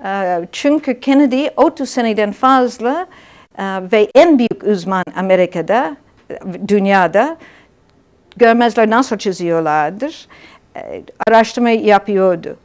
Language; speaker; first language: Turkish; non-native, fluent; English